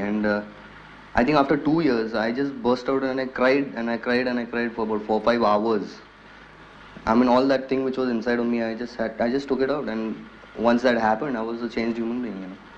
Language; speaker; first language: English; non-native, local second language; Hindi